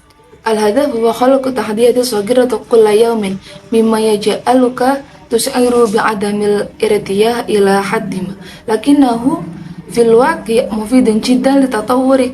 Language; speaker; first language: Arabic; non-native, learner; Indonesian